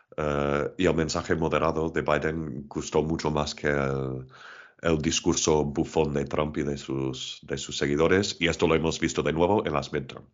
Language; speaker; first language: Spanish; non-native, fluent; English